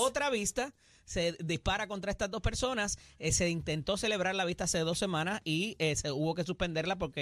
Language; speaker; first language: Spanish; native; Spanish